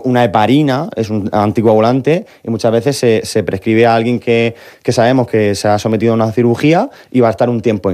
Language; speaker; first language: Spanish; native; Spanish